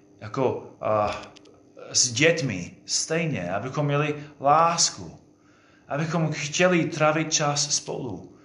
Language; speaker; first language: Czech; non-native, fluent; English